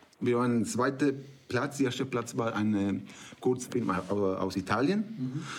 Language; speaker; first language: German; non-native, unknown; Spanish